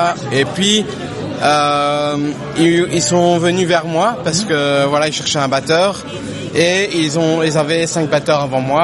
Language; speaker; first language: French; native; French